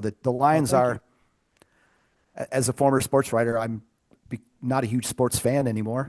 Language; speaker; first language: English; native; English